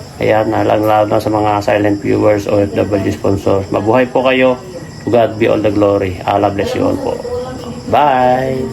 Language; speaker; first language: Filipino; non-native, local second language; Iloko